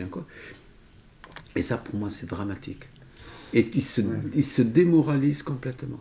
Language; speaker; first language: French; native; French